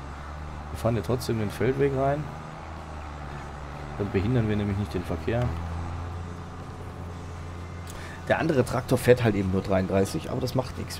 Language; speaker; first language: German; native; German